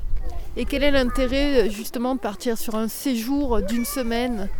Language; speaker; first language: French; native; French